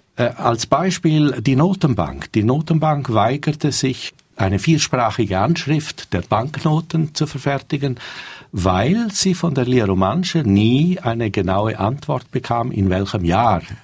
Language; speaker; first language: German; non-native, local second language; Romansh